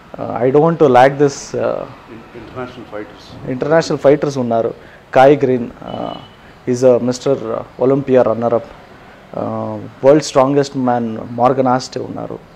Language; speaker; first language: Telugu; non-native, learner; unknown